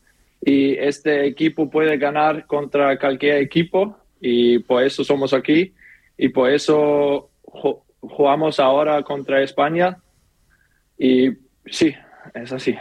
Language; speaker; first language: Spanish; non-native, learner; German